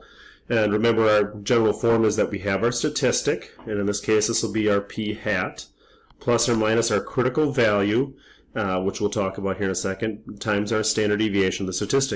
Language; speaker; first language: English; native; English